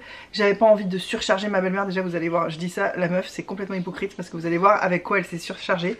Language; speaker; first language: French; native; French